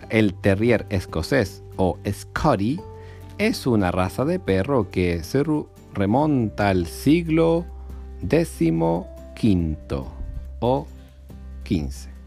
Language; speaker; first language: Spanish; native; Spanish